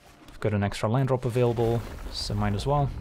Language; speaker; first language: English; native; English